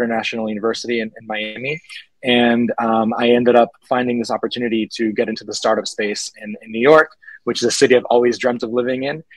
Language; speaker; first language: English; early bilingual, other home language; Spanish